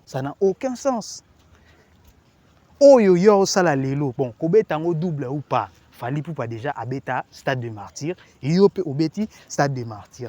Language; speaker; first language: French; non-native, local second language; Lingala